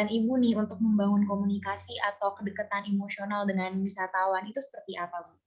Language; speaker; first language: Indonesian; native; Indonesian